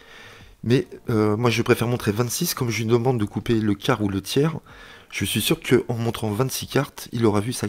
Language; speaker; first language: French; native; French